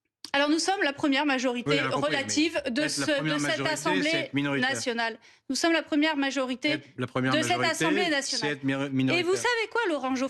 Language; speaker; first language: French; native; French